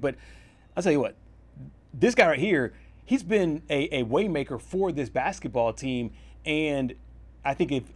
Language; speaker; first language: English; native; English